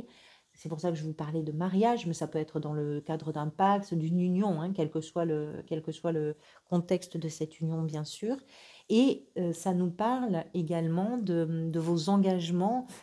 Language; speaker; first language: French; native; French